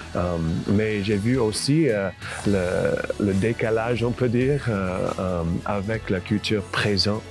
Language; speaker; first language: French; non-native, fluent; English